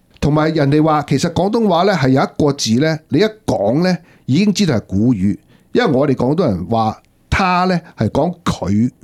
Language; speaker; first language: Cantonese; non-native, local second language; Wu Chinese